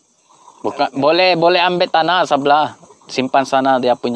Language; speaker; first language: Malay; non-native, fluent; Filipino